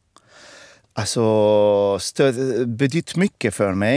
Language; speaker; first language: Swedish; non-native, fluent; Arabic